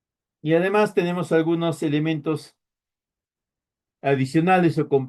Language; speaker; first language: Spanish; native; Spanish